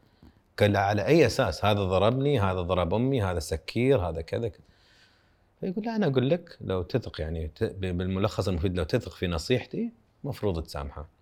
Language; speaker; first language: Arabic; native; Arabic